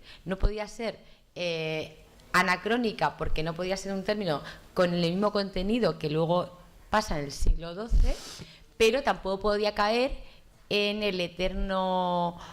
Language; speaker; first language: Spanish; native; Spanish